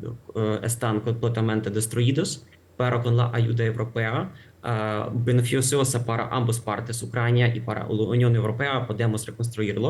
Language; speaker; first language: Spanish; non-native, fluent; Ukrainian